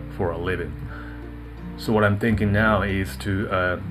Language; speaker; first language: English; non-native, fluent; Japanese